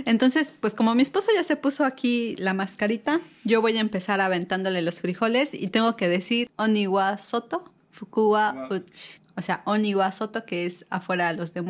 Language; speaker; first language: Spanish; native; Spanish